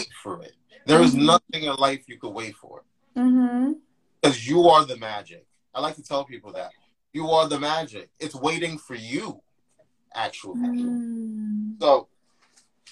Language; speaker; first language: English; native; English